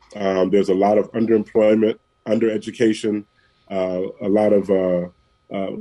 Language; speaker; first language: English; native; English